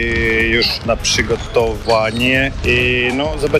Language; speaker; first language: Polish; non-native, learner; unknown